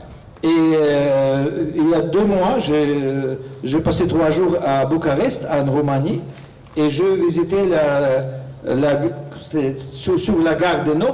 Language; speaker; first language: French; non-native, fluent; Russian